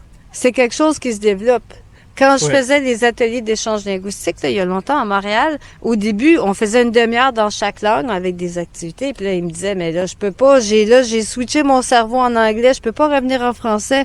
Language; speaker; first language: French; native; French